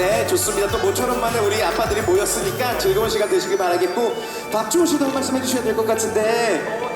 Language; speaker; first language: Korean; native; Korean